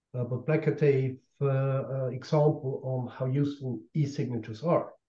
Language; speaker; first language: English; non-native, fluent; German